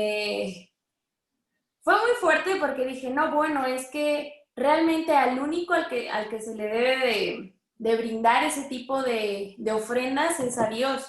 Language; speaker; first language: Spanish; native; Spanish